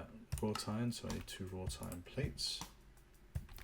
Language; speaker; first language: English; native; English